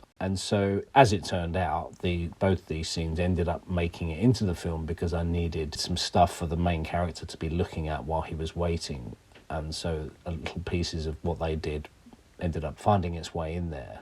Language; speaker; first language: English; native; English